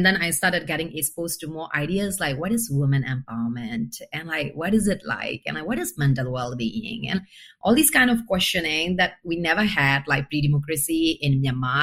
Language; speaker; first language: English; non-native, fluent; Burmese